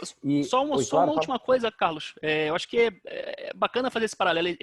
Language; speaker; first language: Portuguese; native; Portuguese